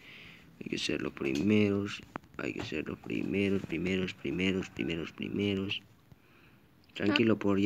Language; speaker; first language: Spanish; native; Spanish